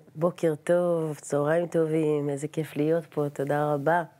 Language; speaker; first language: Hebrew; native; Hebrew